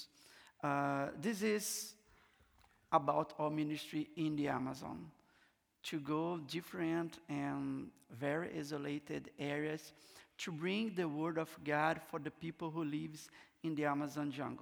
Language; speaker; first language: English; non-native, learner; Portuguese